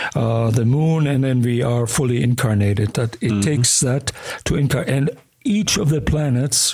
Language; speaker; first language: English; early bilingual, other home language; German